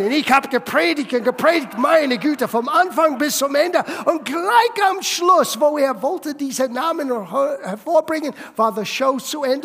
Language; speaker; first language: German; non-native, fluent; English